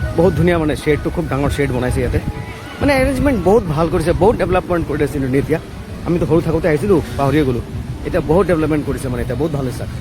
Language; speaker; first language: Assamese; non-native, local second language; Bangla